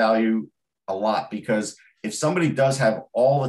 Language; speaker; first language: English; native; English